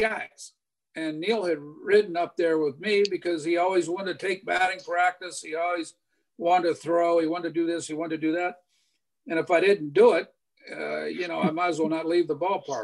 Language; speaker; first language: English; native; English